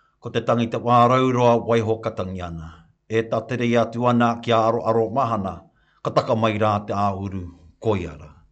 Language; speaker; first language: Māori; non-native, local second language; English